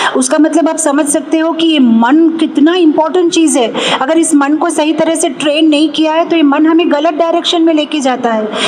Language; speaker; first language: Hindi; non-native, local second language; Telugu